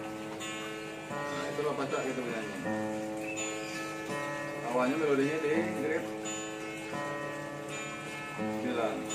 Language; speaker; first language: Indonesian; non-native, local second language; Malay